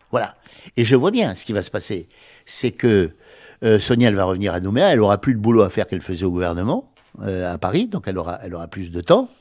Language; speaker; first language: French; native; French